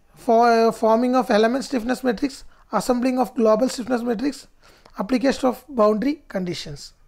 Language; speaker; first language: English; non-native, local second language; Malayalam